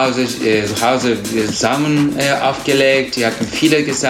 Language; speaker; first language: German; non-native, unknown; Turkish